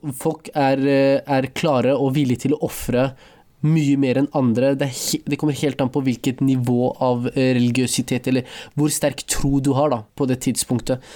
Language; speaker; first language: Norwegian; early bilingual, other home language; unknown